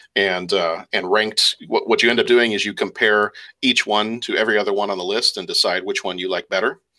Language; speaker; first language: English; native; English